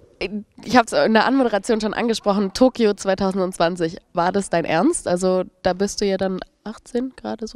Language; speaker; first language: German; native; German